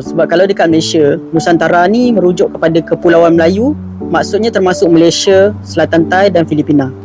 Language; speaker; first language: Malay; native; Malay